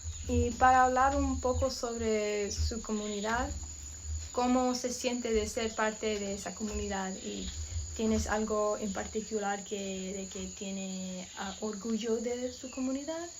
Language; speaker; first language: Spanish; non-native, learner; English